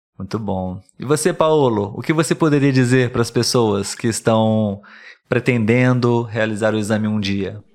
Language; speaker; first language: Portuguese; native; Portuguese